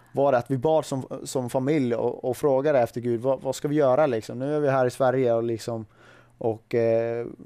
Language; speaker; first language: Swedish; early bilingual, other home language; Finnish